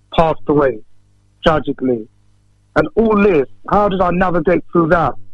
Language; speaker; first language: English; native; English